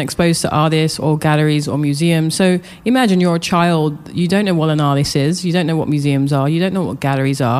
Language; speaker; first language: English; native; English